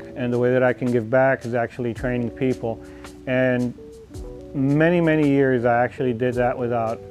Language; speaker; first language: English; native; English